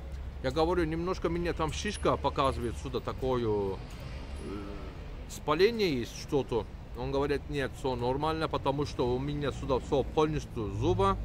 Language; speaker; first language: Russian; non-native, learner; Turkish